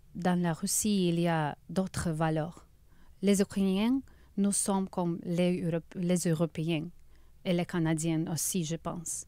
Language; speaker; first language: French; non-native, learner; Ukrainian